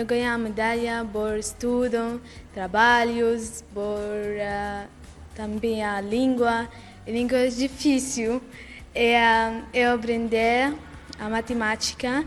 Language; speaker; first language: Portuguese; non-native, learner; Arabic